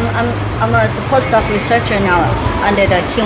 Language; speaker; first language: English; non-native, learner; Thai